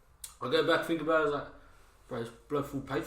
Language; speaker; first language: English; native; English